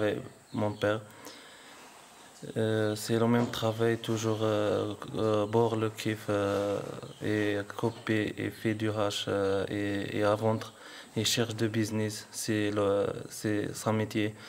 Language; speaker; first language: French; non-native, learner; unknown